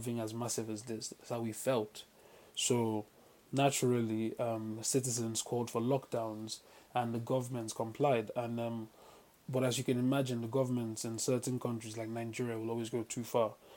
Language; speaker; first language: English; non-native, local second language; Yoruba